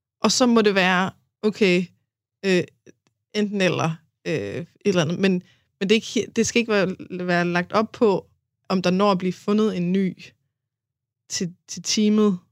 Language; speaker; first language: Danish; native; Danish